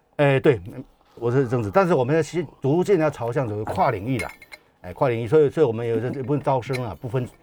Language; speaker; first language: Chinese; native; Chinese